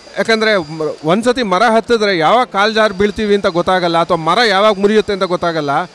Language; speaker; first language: Kannada; native; Kannada